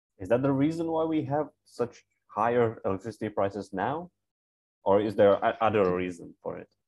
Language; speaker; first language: English; non-native, fluent; Latvian